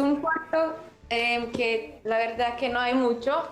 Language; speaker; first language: Spanish; early bilingual, heritage; Spanish